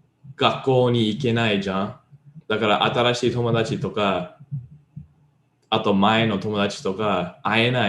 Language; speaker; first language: Japanese; non-native, learner; English